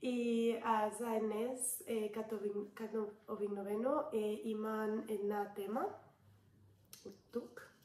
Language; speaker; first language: Bulgarian; non-native, learner; English